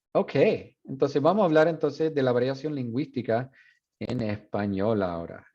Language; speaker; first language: Spanish; non-native, fluent; English